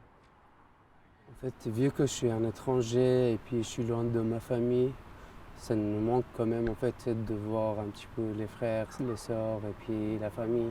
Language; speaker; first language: French; non-native, fluent; Persian